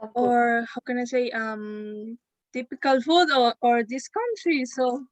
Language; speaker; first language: English; non-native, learner; Spanish